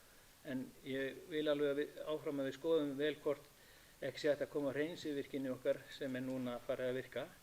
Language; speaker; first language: Icelandic; native; Icelandic